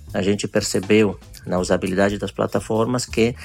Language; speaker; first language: Portuguese; non-native, fluent; Italian